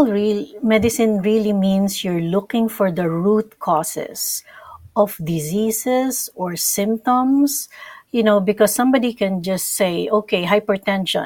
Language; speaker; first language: English; non-native, local second language; Filipino